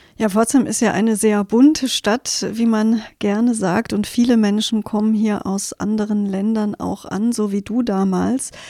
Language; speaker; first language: German; native; German